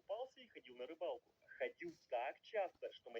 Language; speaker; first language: Russian; native; Russian